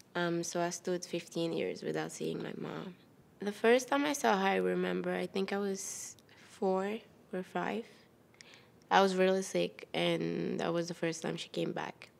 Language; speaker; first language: English; non-native, fluent; Wolof